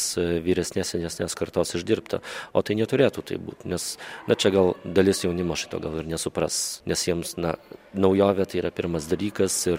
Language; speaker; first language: Lithuanian; native; Lithuanian